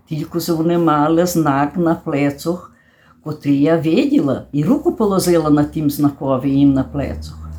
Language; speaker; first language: Ukrainian; early bilingual, heritage; Ukrainian